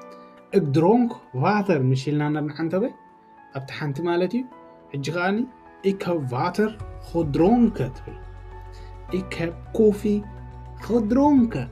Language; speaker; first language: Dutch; non-native, learner; Tigrinya